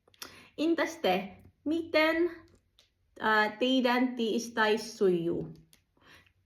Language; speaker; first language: Finnish; non-native, learner; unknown